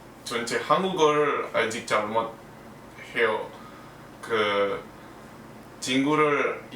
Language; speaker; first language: Korean; non-native, learner; Indonesian